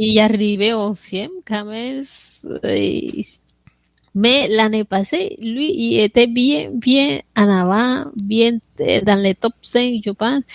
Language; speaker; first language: French; non-native, fluent; Spanish